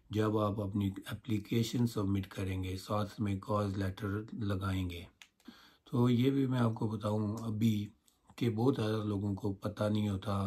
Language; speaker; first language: Urdu; non-native, local second language; Punjabi